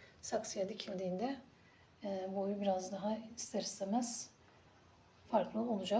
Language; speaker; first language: Turkish; native; Turkish